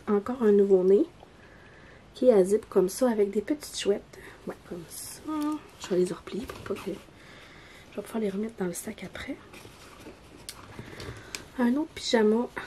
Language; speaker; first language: French; native; French